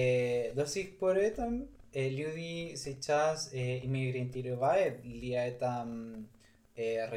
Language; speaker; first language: Russian; non-native, learner; Spanish